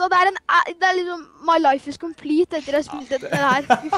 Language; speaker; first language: Norwegian; native; Norwegian